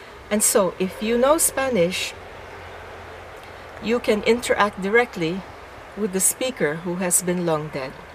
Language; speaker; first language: English; non-native, local second language; Filipino